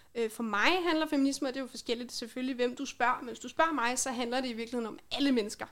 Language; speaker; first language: Danish; native; Danish